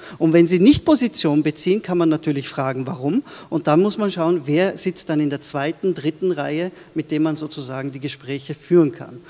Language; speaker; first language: German; early bilingual, other home language; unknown